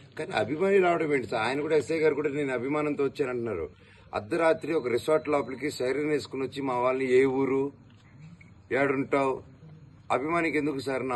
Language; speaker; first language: Telugu; native; Telugu